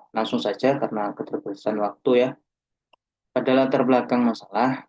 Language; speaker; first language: Indonesian; native; Indonesian